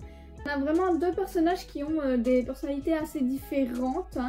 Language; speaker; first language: French; native; French